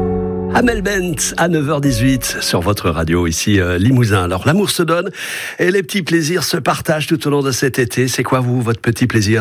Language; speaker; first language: French; native; French